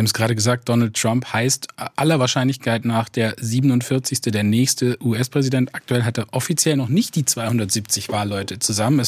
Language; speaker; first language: German; native; German